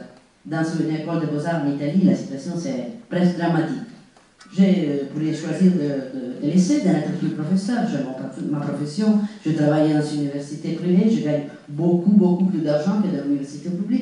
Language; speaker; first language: French; non-native, fluent; Italian